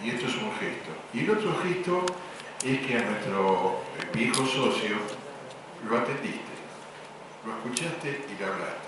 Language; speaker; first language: Spanish; native; Spanish